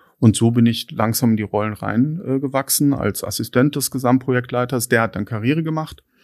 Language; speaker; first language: German; native; German